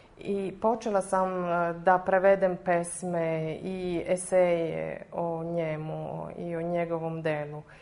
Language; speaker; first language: Serbian; non-native, fluent; Italian